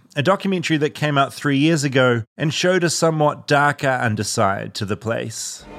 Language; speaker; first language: English; native; English